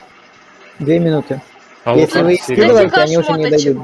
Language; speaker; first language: Russian; native; Russian